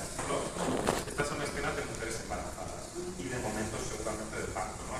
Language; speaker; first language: Spanish; native; Spanish